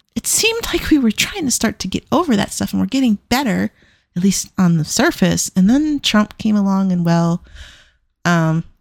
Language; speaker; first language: English; native; English